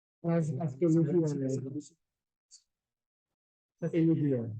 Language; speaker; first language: French; non-native, fluent; Vietnamese